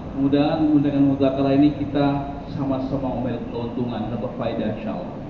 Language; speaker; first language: Indonesian; non-native, learner; English